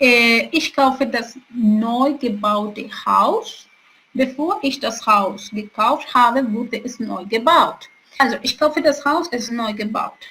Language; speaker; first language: German; non-native, fluent; Spanish